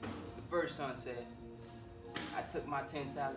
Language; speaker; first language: English; non-native, fluent; Haitian Creole